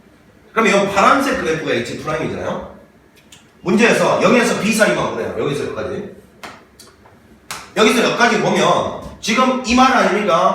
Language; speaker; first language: Korean; native; Korean